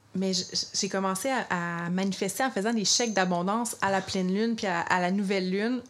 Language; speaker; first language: French; native; French